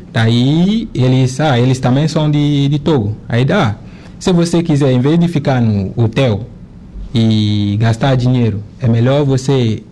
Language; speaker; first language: Portuguese; non-native, fluent; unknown